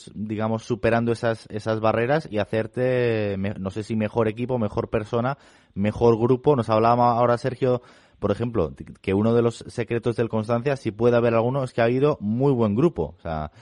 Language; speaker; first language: Spanish; non-native, local second language; Catalan